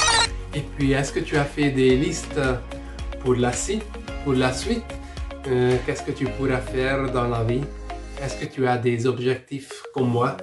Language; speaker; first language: French; non-native, fluent; Hungarian